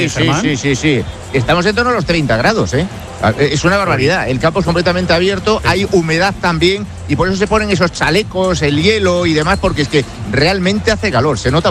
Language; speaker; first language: Spanish; native; Spanish